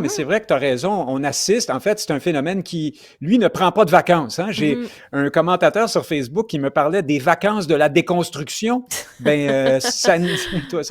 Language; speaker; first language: French; native; French